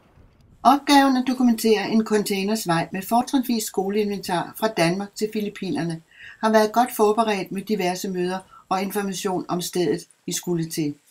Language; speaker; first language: Danish; native; Danish